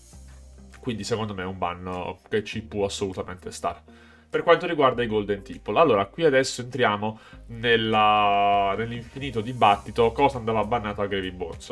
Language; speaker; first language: Italian; native; Italian